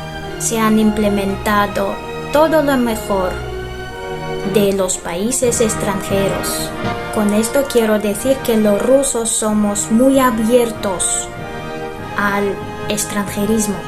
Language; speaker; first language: Spanish; non-native, fluent; Russian